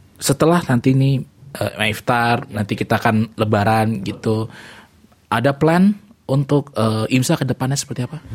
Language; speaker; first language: Indonesian; native; Indonesian